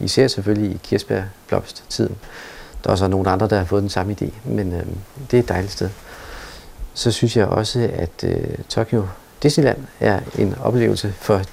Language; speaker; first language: Danish; native; Danish